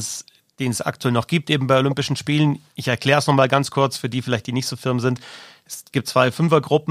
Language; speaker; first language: German; native; German